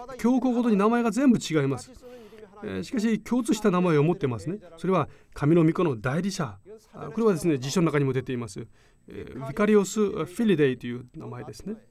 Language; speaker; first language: Japanese; non-native, fluent; Korean